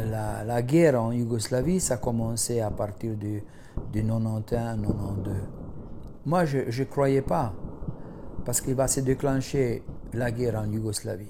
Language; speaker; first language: French; non-native, fluent; Macedonian